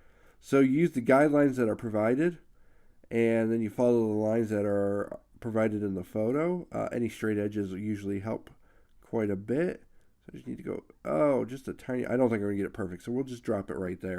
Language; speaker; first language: English; native; English